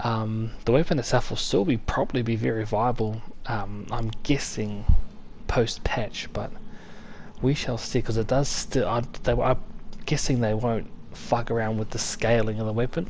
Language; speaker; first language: English; native; English